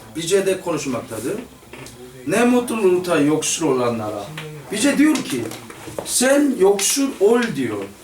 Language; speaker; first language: Turkish; non-native, fluent; Korean